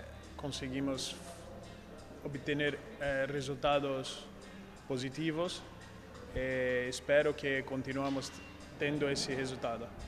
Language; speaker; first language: Spanish; non-native, learner; Portuguese